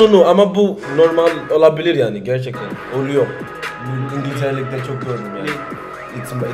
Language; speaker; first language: Turkish; non-native, learner; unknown